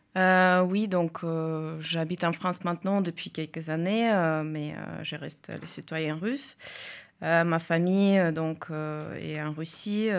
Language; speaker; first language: French; non-native, fluent; Russian